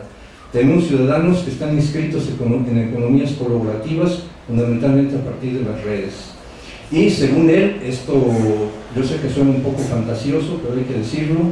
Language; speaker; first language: Spanish; native; Spanish